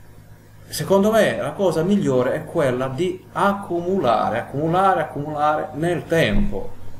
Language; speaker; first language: Italian; native; Italian